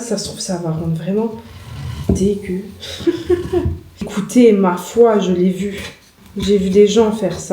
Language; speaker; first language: French; native; French